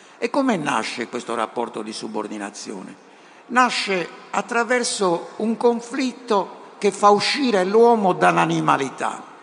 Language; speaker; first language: Italian; native; Italian